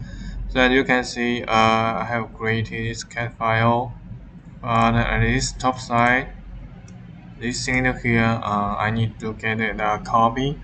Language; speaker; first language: English; non-native, fluent; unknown